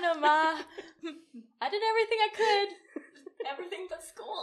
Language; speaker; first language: English; non-native, fluent; Swedish